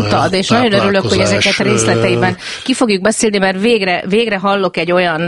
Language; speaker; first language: Hungarian; native; Hungarian